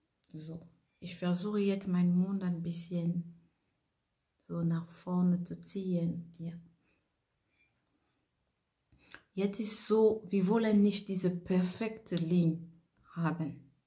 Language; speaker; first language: German; non-native, fluent; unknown